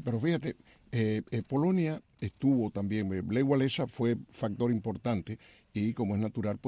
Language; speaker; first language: Spanish; native; Spanish